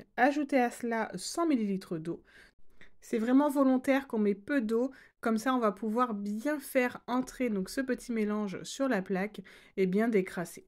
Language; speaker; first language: French; native; French